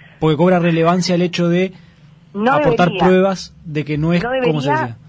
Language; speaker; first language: Spanish; native; Spanish